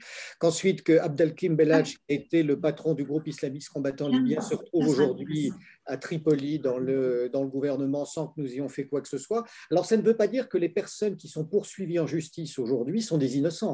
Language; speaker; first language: French; native; French